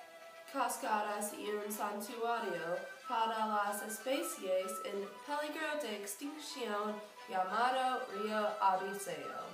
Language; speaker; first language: Spanish; non-native, learner; English